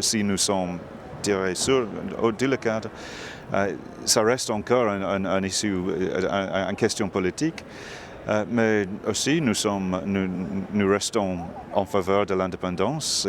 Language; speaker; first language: French; non-native, fluent; English